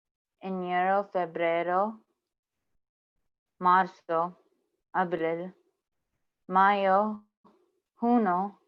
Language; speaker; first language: Spanish; non-native, learner; English